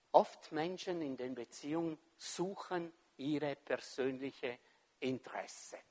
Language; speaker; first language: German; non-native, fluent; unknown